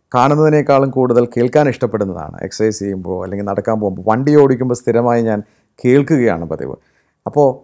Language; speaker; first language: Malayalam; native; Malayalam